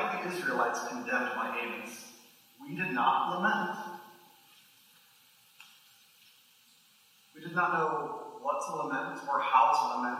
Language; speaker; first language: English; native; English